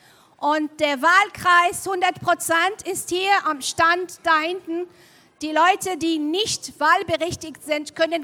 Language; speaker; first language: German; non-native, fluent; Arabic